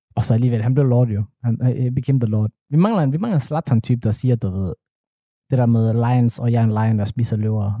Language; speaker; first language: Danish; early bilingual, other home language; Somali